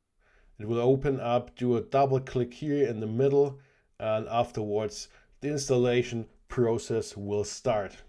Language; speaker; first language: English; non-native, fluent; German